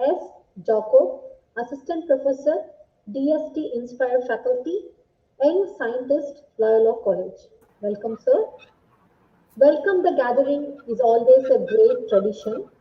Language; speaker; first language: English; non-native, local second language; Tamil